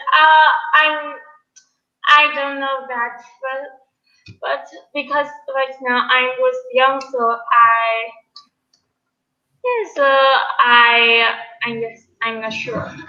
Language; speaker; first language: English; non-native, learner; Vietnamese